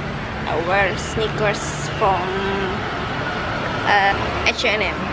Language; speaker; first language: English; non-native, learner; Indonesian